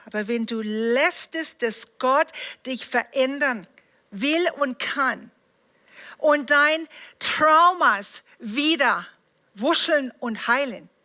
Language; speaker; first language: German; non-native, fluent; English